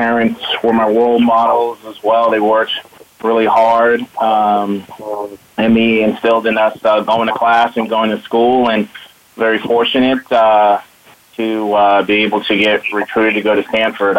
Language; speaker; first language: English; native; English